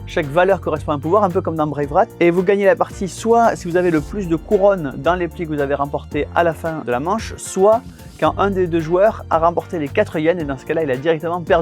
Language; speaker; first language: French; native; French